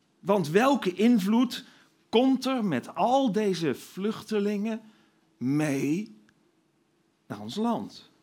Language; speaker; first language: Dutch; native; Dutch